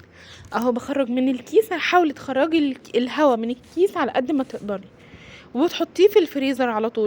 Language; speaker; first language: Arabic; native; Arabic